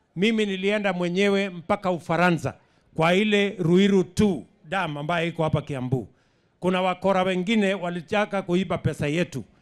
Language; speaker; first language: Swahili; non-native, local second language; Kalenjin